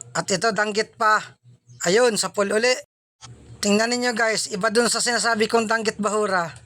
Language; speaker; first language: Filipino; non-native, local second language; Bikol